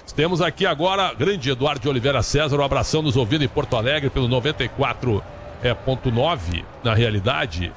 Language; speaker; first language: Portuguese; native; Portuguese